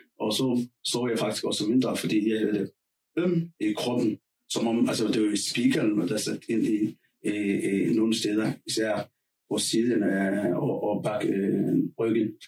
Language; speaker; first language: Danish; non-native, fluent; Somali